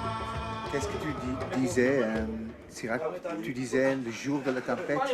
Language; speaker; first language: French; non-native, learner; Dutch